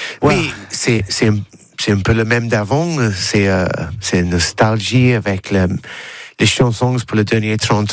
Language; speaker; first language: French; non-native, learner; English